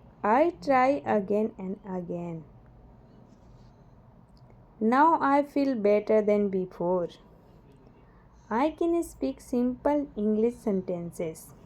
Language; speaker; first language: English; non-native, learner; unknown